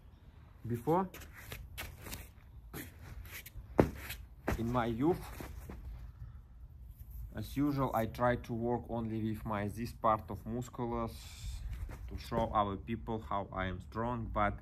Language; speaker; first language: English; non-native, learner; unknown